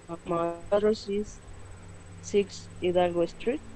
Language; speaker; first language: English; non-native, learner; Spanish